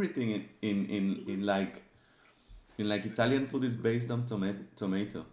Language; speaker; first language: English; non-native, fluent; Spanish